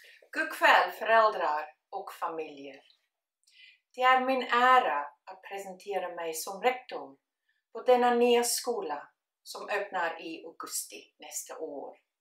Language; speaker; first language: Swedish; non-native, learner; English